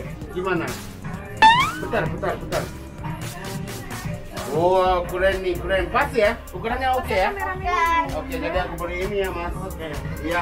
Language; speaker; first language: Indonesian; non-native, fluent; Japanese